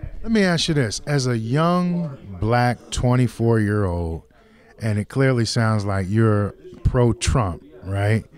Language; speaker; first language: English; native; English